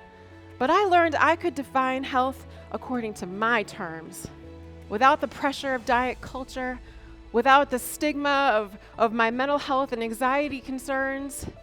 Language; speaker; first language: English; native; English